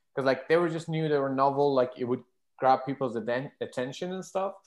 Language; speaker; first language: English; non-native, fluent; Persian